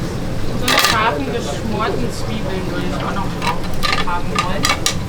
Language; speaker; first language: German; native; German